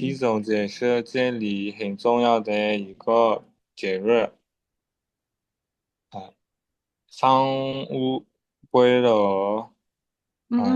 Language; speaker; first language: Chinese; non-native, learner; Burmese